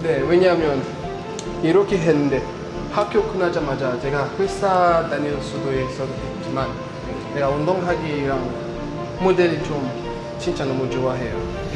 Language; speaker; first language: Korean; non-native, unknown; English